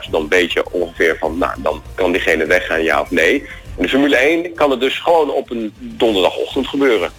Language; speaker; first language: Dutch; native; Dutch